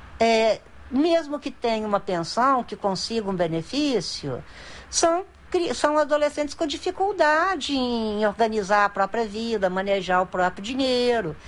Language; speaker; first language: Portuguese; native; Portuguese